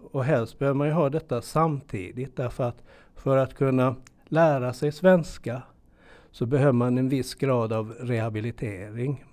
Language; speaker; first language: Swedish; native; Swedish